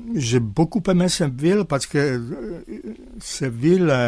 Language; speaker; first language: French; non-native, fluent; Czech